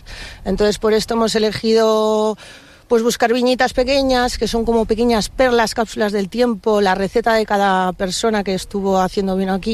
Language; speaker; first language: Spanish; native; Spanish